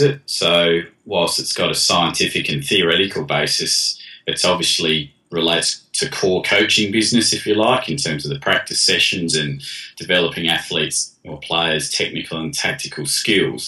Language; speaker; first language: English; native; English